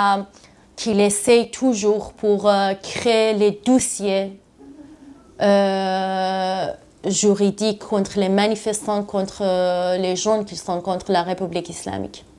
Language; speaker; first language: French; non-native, learner; Persian